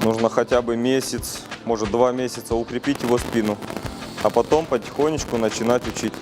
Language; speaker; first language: Russian; native; Russian